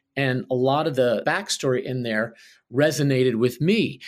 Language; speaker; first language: English; native; English